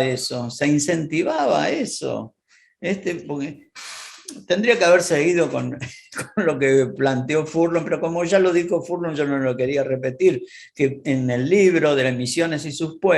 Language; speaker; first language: Spanish; native; Spanish